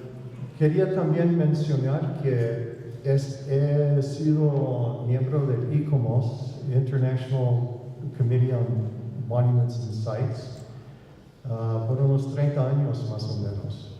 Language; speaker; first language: Spanish; non-native, fluent; English